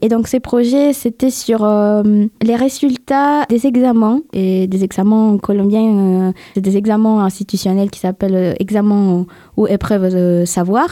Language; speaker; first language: French; non-native, fluent; Spanish